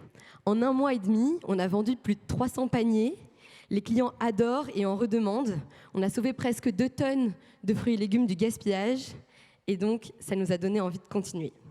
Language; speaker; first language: French; native; French